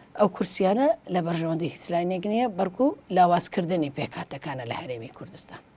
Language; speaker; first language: Central Kurdish; non-native, local second language; Turkish